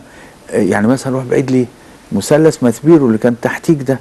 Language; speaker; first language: Arabic; native; Arabic